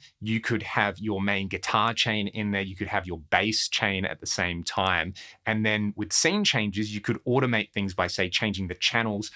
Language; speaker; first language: English; native; English